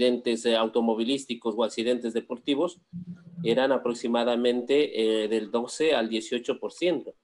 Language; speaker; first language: Spanish; native; Spanish